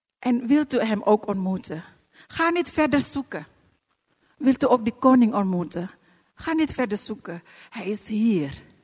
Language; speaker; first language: Dutch; non-native, fluent; Indonesian